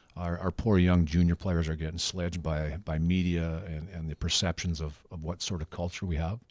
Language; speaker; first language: English; native; English